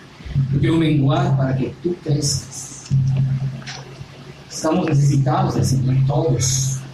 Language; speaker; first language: Spanish; native; Spanish